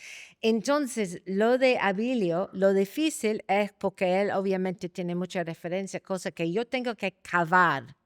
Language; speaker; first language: Spanish; non-native, fluent; English